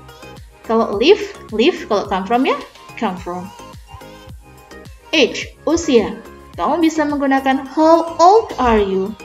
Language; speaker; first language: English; non-native, fluent; Indonesian